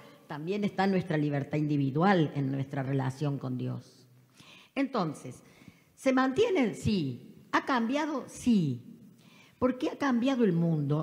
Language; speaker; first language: Spanish; native; Spanish